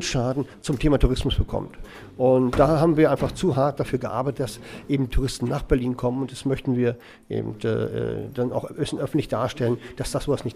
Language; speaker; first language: German; native; German